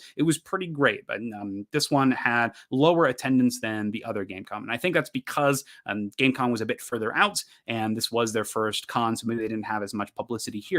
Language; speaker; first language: English; native; English